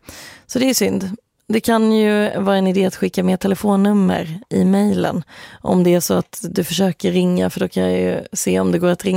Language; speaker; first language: Swedish; native; Swedish